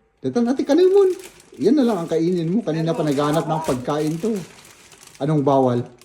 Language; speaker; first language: Filipino; native; Filipino